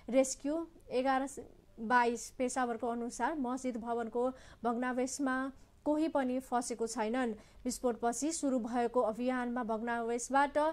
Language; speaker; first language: Nepali; non-native, local second language; Maithili